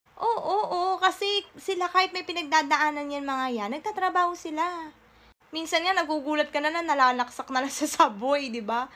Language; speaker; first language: Filipino; native; Filipino